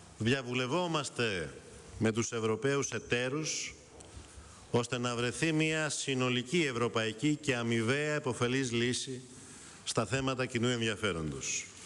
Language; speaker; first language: Greek; native; Greek